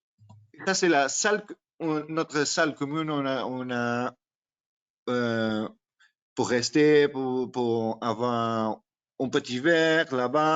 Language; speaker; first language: French; non-native, learner; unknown